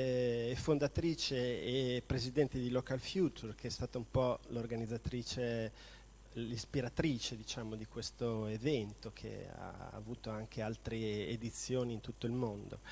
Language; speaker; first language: Italian; native; Italian